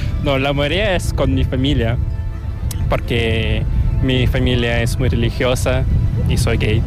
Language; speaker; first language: Spanish; non-native, learner; Korean